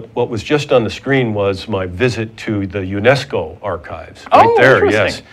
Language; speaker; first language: English; native; English